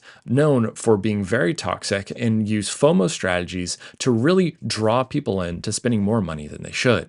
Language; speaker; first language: English; native; English